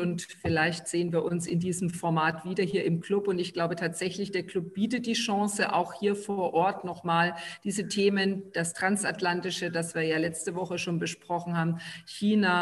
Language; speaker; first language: German; native; German